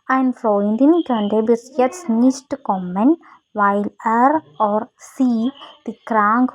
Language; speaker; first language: German; non-native, learner; Malayalam